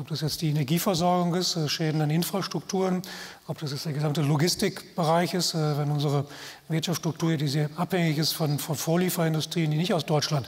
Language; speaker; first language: German; native; German